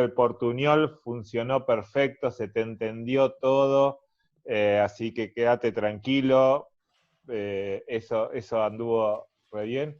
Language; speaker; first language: Spanish; native; Spanish